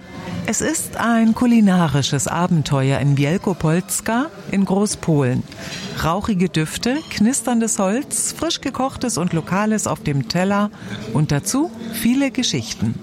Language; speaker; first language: German; native; German